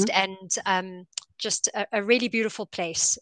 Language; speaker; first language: English; native; English